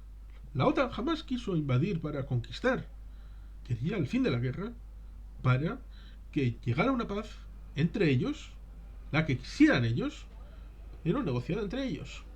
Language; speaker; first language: Spanish; native; Spanish